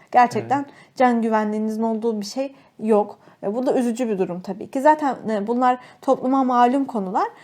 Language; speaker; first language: Turkish; native; Turkish